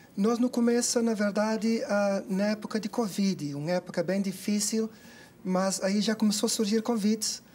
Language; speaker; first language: Portuguese; non-native, local second language; Kabuverdianu